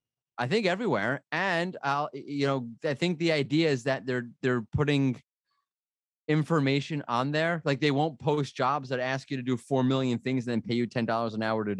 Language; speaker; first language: English; native; English